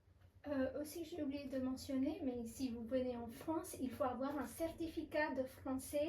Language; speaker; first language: French; non-native, fluent; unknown